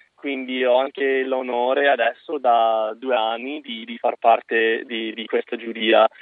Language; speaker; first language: Italian; non-native, fluent; English